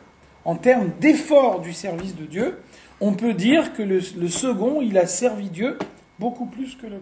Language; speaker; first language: French; native; French